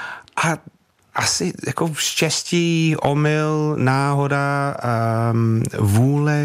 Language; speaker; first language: Czech; non-native, fluent; English